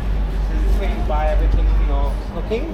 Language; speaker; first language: English; native; English